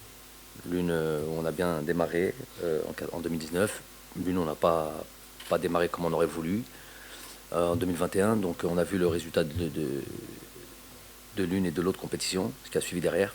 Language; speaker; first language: French; native; French